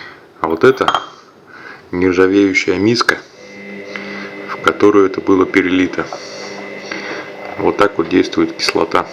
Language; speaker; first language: Russian; native; Russian